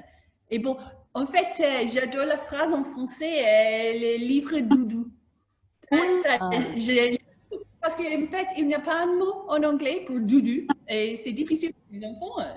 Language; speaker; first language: French; non-native, learner; English